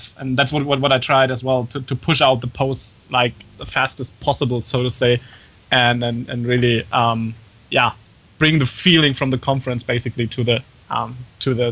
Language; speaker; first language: English; non-native, fluent; German